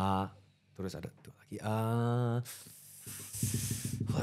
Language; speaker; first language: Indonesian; early bilingual, heritage; English